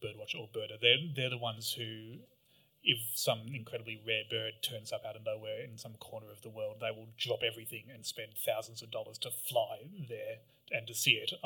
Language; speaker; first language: English; native; English